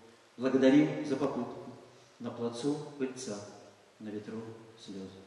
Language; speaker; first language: Russian; native; Russian